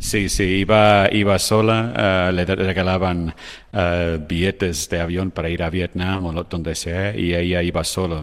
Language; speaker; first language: Spanish; non-native, fluent; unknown